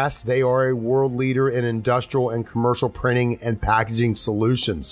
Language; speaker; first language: English; native; English